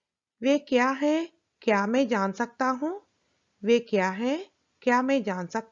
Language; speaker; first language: Hindi; non-native, local second language; Telugu